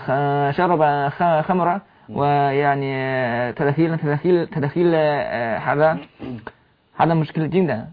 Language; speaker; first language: Arabic; non-native, learner; Chinese